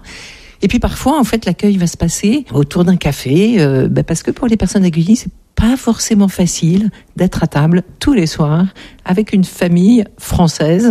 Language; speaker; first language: French; native; French